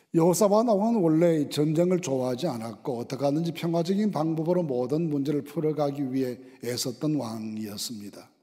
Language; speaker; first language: Korean; native; Korean